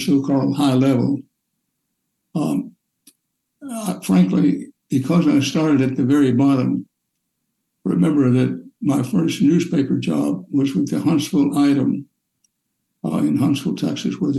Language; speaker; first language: English; native; English